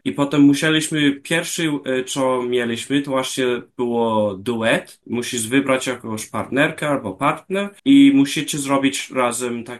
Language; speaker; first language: Polish; early bilingual, heritage; English